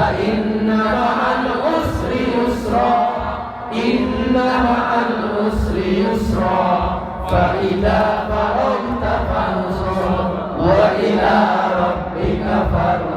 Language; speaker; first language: Arabic; non-native, fluent; Indonesian